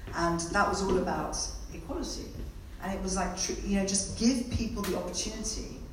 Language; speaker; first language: English; native; English